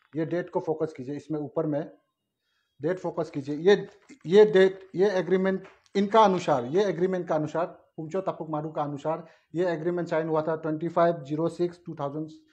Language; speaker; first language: Hindi; non-native, local second language; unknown